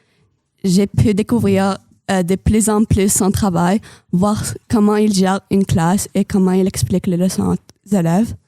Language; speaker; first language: French; non-native, local second language; Arabic